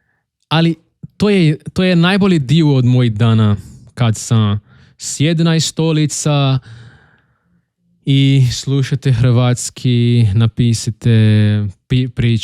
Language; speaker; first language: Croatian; non-native, learner; Portuguese